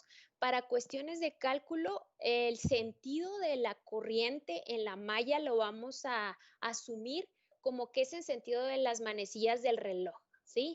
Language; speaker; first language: Spanish; native; Spanish